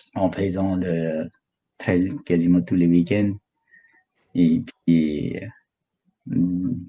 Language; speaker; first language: French; non-native, fluent; Nepali